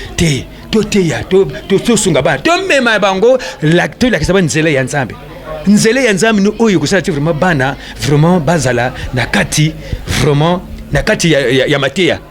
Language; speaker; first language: Lingala; native; Lingala